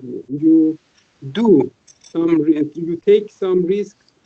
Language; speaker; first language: English; non-native, fluent; Persian